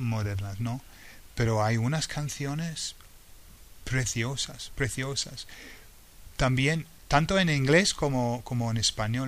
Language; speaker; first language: Spanish; non-native, fluent; English